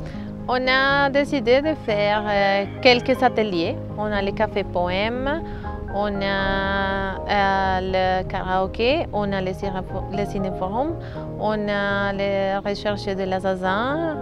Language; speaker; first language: French; non-native, fluent; Spanish